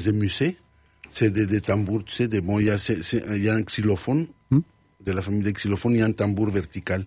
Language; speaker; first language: French; non-native, fluent; Spanish